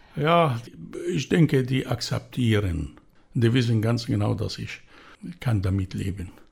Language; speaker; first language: German; non-native, fluent; Arabic